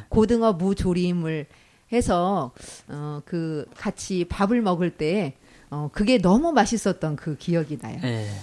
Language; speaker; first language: Korean; native; Korean